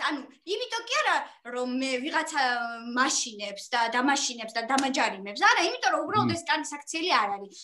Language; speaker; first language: Georgian; native; Georgian